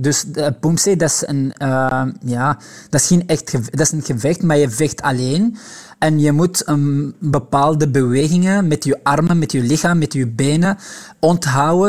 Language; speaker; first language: Dutch; non-native, local second language; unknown